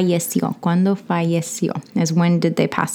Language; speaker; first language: Spanish; non-native, learner; English